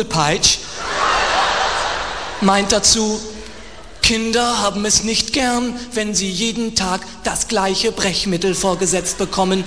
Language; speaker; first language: German; native; German